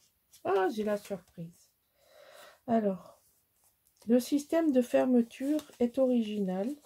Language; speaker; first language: French; native; French